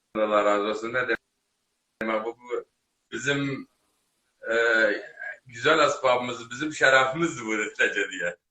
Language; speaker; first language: Turkish; native; Turkish